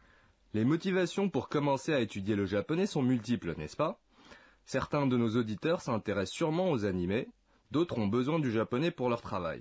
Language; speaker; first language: French; non-native, local second language; Arabic